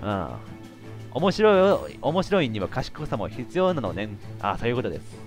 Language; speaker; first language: Japanese; native; Japanese